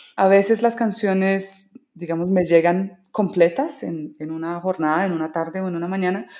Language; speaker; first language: Spanish; early bilingual, other home language; English